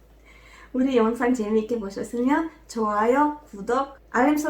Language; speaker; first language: Korean; non-native, fluent; Macedonian